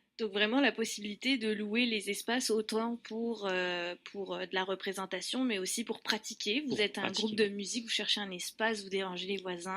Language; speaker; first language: French; native; French